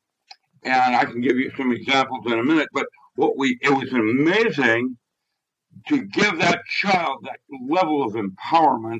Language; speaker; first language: English; native; English